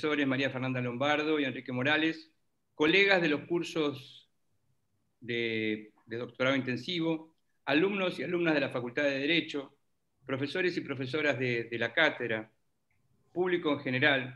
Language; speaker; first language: Spanish; native; Spanish